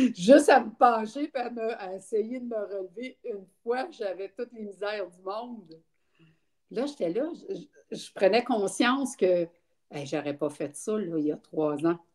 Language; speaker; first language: French; native; French